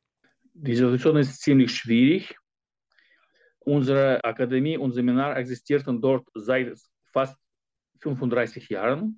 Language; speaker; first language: German; non-native, fluent; Ukrainian